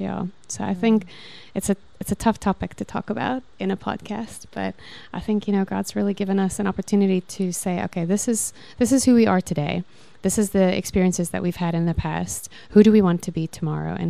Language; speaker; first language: English; non-native, local second language; Afrikaans